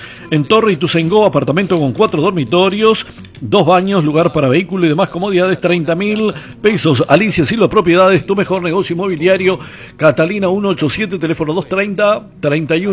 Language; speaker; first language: Spanish; native; Spanish